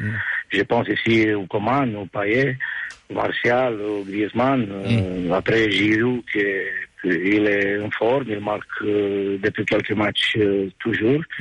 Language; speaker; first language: French; non-native, fluent; Romanian